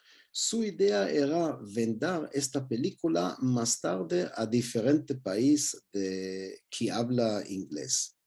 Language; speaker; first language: Spanish; non-native, learner; Hebrew